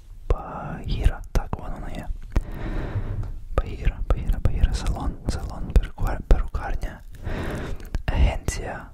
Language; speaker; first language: Ukrainian; early bilingual, heritage; Ukrainian